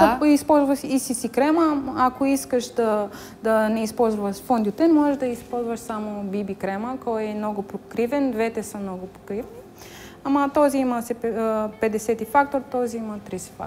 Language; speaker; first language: Bulgarian; non-native, learner; Romanian